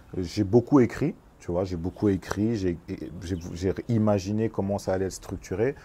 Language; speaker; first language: French; early bilingual, other home language; Lingala